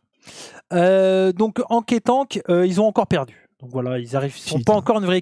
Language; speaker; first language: French; native; French